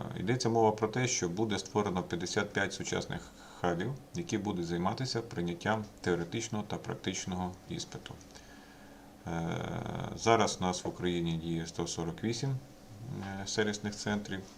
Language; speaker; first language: Ukrainian; native; Ukrainian